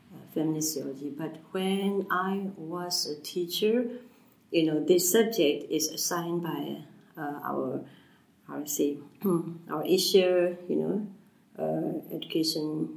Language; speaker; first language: English; non-native, fluent; Burmese